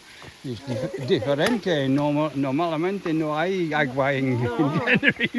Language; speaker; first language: Spanish; non-native, learner; English